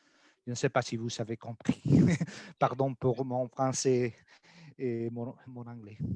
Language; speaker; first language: French; non-native, learner; Spanish